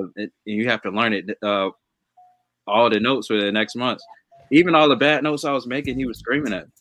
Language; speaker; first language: English; native; English